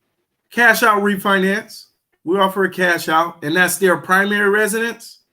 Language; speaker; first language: English; native; English